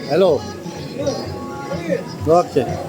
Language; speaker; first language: English; non-native, learner; Turkish